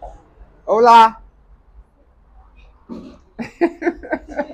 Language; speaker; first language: Spanish; non-native, learner; English